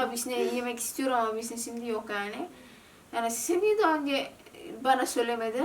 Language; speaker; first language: Turkish; non-native, learner; Indonesian